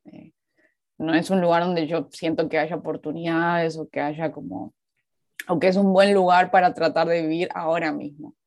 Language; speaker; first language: Spanish; native; Spanish